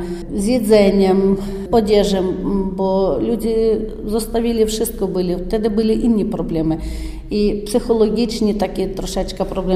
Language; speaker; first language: Polish; non-native, learner; Ukrainian